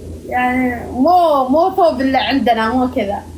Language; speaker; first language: Arabic; native; Arabic